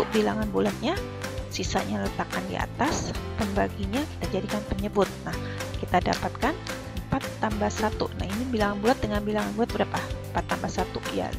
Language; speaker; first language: Indonesian; native; Indonesian